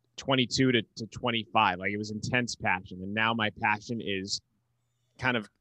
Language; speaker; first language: English; native; English